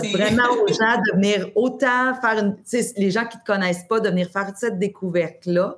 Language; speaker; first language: French; native; French